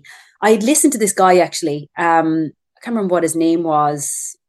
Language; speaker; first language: English; native; English